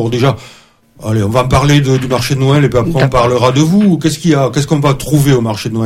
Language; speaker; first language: French; native; French